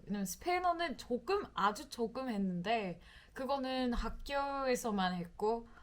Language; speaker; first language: Korean; non-native, fluent; English